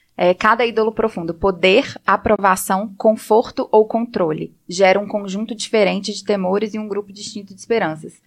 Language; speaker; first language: Portuguese; native; Portuguese